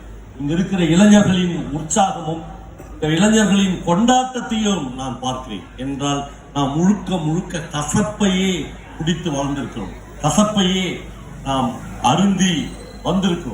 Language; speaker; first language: Tamil; native; Tamil